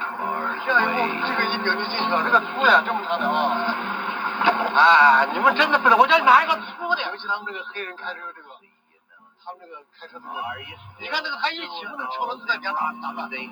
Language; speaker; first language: Chinese; native; Chinese